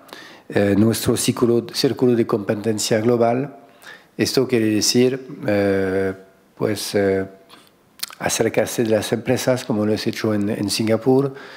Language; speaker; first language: Spanish; non-native, fluent; French